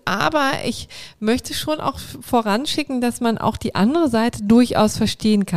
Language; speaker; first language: German; native; German